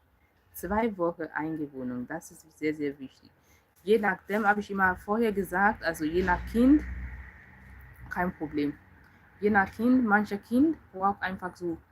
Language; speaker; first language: German; non-native, learner; Yoruba